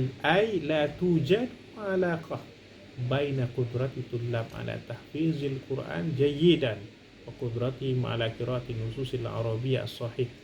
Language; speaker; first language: Arabic; non-native, fluent; Indonesian